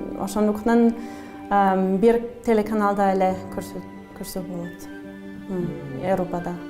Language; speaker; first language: Kyrgyz; non-native, learner; German